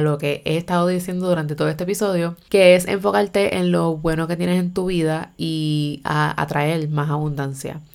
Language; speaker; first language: Spanish; native; Spanish